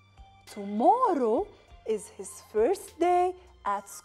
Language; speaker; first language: English; non-native, fluent; Arabic